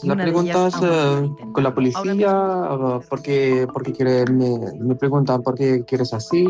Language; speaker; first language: Spanish; non-native, learner; Arabic